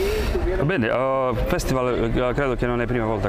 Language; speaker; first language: Italian; non-native, fluent; Croatian